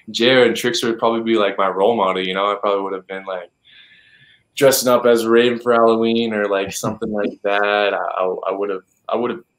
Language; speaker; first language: English; native; English